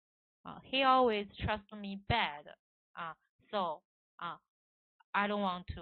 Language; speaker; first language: English; non-native, learner; Chinese